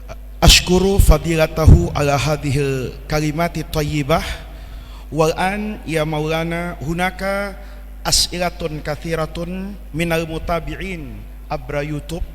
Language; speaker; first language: Arabic; non-native, fluent; Indonesian